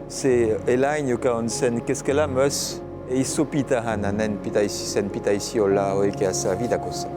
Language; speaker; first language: Finnish; non-native, fluent; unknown